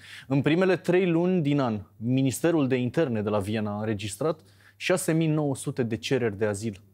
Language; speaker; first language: Romanian; native; Romanian